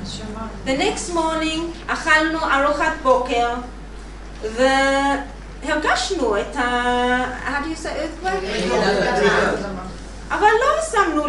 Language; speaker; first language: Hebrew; non-native, learner; English